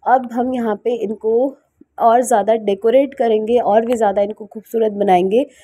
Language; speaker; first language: Hindi; native; Hindi